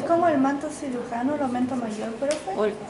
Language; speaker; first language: Spanish; native; Spanish